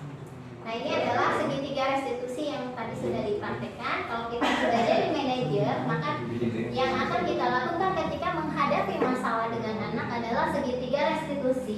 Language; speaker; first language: Indonesian; native; Indonesian